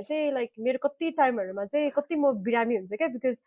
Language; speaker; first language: English; early bilingual, other home language; Nepali